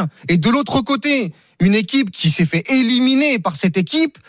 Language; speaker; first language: French; native; French